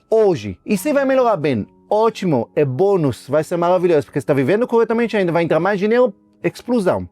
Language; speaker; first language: Portuguese; non-native, fluent; Hebrew